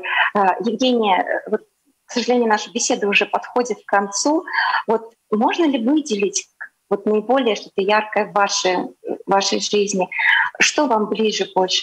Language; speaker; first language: Russian; native; Russian